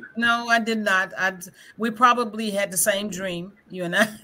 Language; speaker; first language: English; native; English